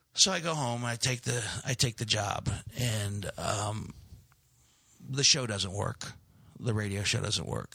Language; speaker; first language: English; native; English